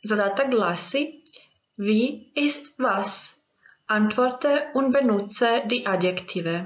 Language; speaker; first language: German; non-native, fluent; Croatian